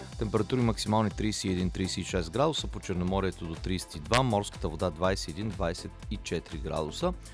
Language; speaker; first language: Bulgarian; native; Bulgarian